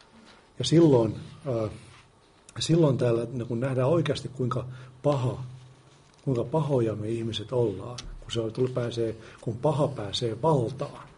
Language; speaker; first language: Finnish; native; Finnish